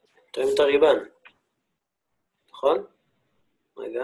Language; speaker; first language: Hebrew; native; Hebrew